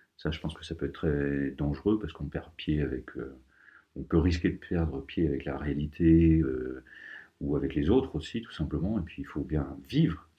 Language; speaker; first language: French; native; French